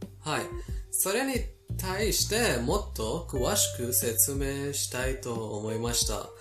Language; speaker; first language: Japanese; non-native, fluent; Persian